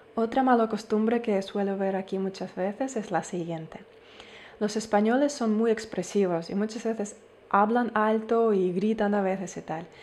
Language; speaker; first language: Spanish; non-native, fluent; Ukrainian